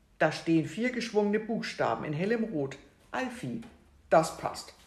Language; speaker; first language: German; native; German